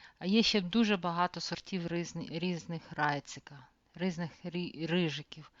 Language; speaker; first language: Ukrainian; native; Ukrainian